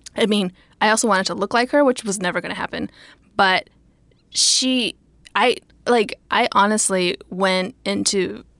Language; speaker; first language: English; native; English